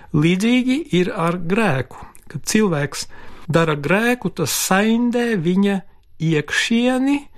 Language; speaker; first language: Latvian; non-native, local second language; Polish